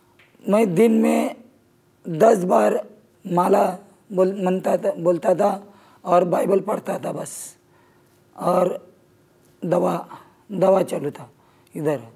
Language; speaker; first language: Hindi; non-native, local second language; Marathi